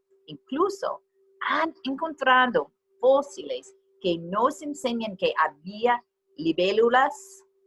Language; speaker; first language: Spanish; non-native, learner; English